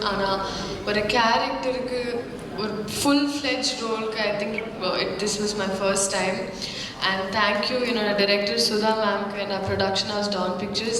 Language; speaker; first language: Tamil; non-native, fluent; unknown